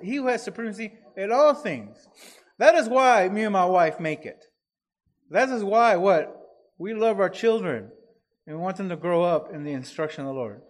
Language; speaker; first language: English; native; English